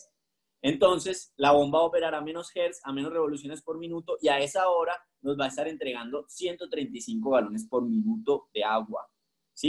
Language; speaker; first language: Spanish; native; Spanish